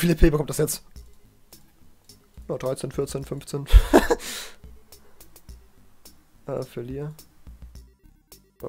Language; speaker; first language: German; native; German